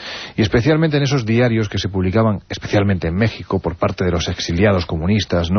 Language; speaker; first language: Spanish; native; Spanish